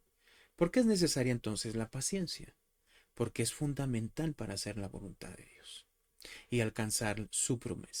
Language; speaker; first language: Spanish; native; Spanish